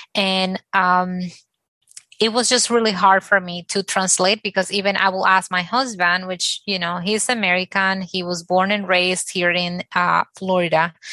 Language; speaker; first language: English; non-native, fluent; Spanish